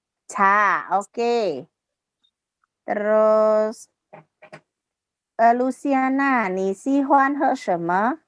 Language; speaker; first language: Chinese; non-native, fluent; Indonesian